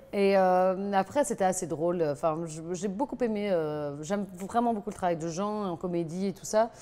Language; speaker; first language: French; native; French